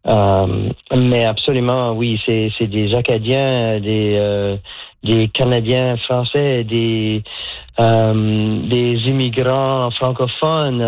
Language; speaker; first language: French; native; French